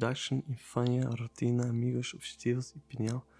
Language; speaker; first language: Portuguese; non-native, learner; German